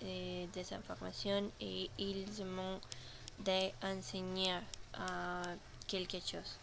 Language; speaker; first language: French; non-native, learner; Spanish